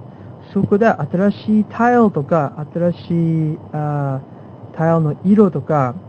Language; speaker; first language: Japanese; non-native, fluent; English